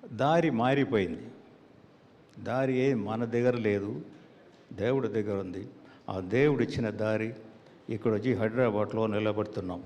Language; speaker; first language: Telugu; non-native, learner; Tamil